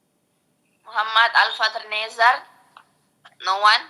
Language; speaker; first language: English; non-native, local second language; Indonesian